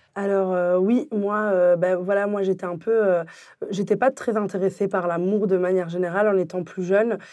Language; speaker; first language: French; early bilingual, other home language; Arabic